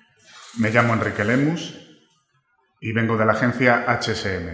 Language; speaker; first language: Spanish; native; Spanish